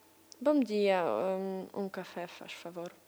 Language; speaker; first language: Portuguese; non-native, learner; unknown